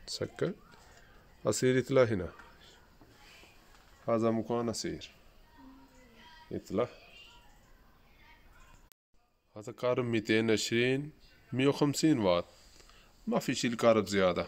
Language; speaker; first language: Arabic; non-native, learner; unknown